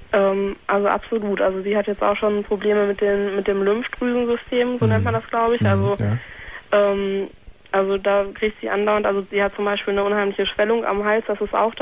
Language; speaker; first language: German; native; German